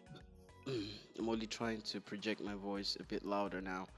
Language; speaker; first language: English; non-native, local second language; Igbo